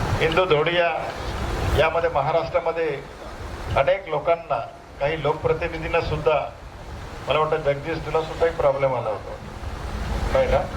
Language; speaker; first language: Marathi; non-native, local second language; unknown